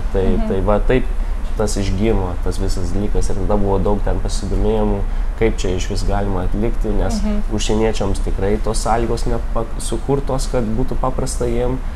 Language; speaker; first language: Lithuanian; early bilingual, heritage; Lithuanian